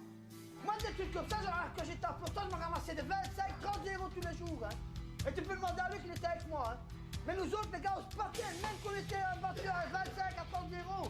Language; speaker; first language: French; native; French